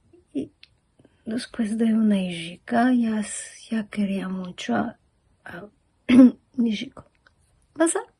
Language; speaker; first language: Spanish; early bilingual, heritage; Ladino